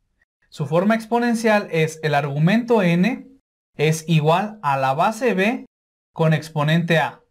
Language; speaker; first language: Spanish; native; Spanish